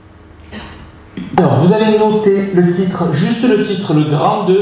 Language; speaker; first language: French; native; French